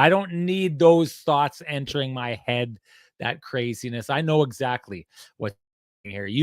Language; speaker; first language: English; native; English